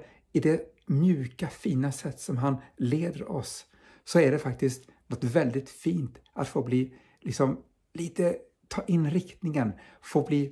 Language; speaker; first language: Swedish; native; Swedish